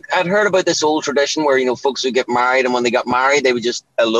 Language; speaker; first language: English; native; English